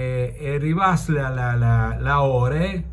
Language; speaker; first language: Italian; early bilingual, heritage; Spanish